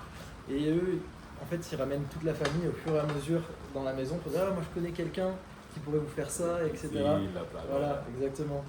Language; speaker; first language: French; native; French